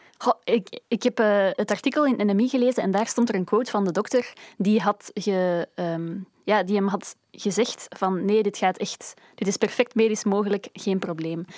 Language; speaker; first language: Dutch; native; Dutch